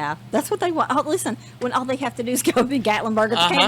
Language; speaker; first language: English; native; English